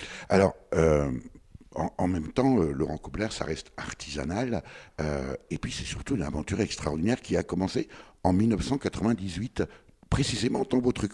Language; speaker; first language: French; native; French